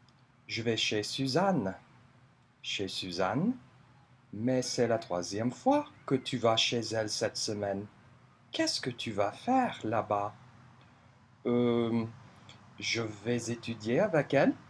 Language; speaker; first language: French; non-native, fluent; English